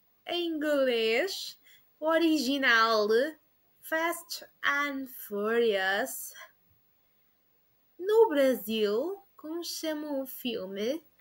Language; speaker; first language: Portuguese; non-native, learner; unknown